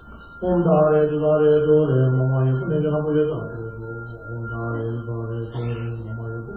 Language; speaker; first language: Russian; non-native, learner; Tibetan